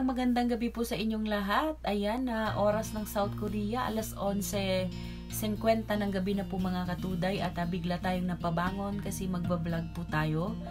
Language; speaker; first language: Filipino; non-native, local second language; Hiligaynon